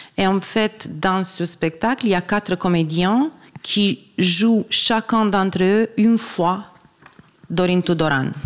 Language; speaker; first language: French; non-native, fluent; Romanian